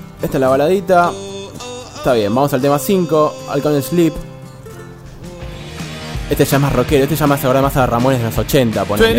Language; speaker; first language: Spanish; native; Spanish